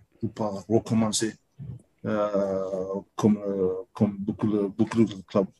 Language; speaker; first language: French; non-native, learner; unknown